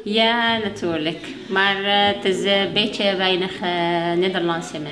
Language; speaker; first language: Dutch; non-native, learner; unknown